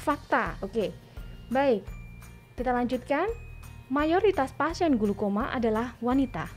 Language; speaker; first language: Indonesian; native; Indonesian